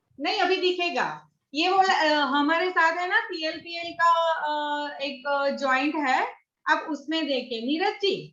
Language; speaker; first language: Hindi; non-native, local second language; Gujarati